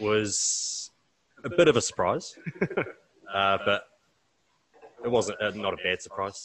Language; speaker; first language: English; native; English